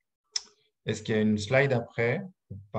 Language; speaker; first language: French; native; French